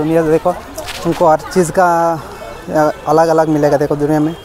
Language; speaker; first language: Hindi; non-native, local second language; Kannada